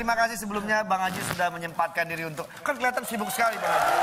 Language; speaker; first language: Indonesian; native; Indonesian